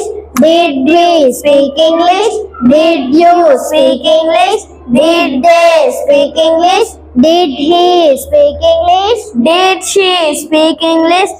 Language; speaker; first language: English; non-native, learner; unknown